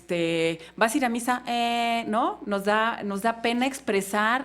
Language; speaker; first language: Spanish; native; Spanish